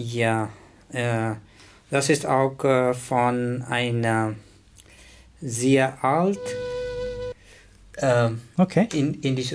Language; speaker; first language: German; non-native, learner; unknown